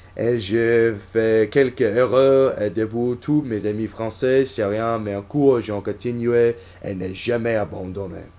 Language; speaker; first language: French; non-native, learner; English